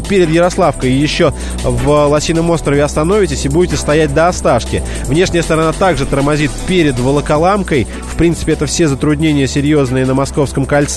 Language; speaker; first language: Russian; native; Russian